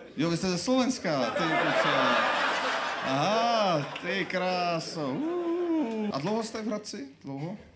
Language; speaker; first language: Czech; early bilingual, other home language; Armenian